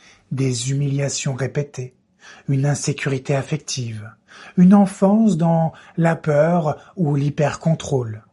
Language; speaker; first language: French; native; French